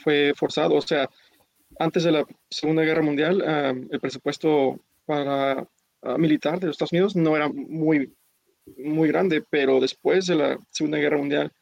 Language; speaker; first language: Spanish; early bilingual, heritage; English